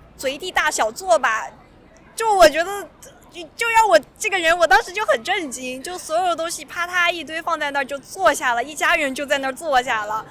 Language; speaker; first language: Chinese; native; Chinese